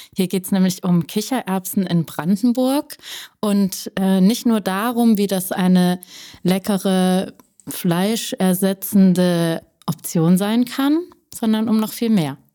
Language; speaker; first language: German; native; German